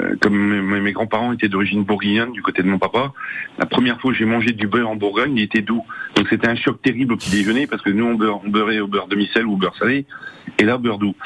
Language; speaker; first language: French; native; French